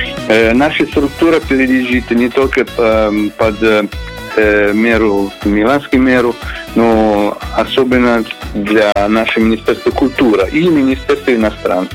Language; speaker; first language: Russian; non-native, learner; Italian